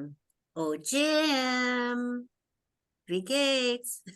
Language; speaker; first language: German; non-native, learner; English